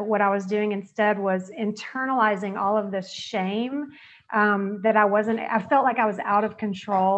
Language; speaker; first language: English; native; English